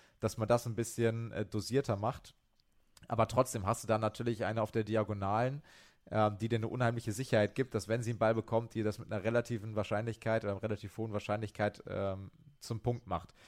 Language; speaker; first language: German; native; German